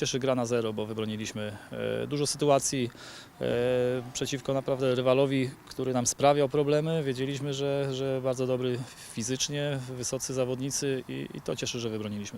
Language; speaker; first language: Polish; native; Polish